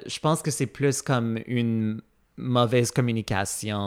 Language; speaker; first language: French; non-native, fluent; English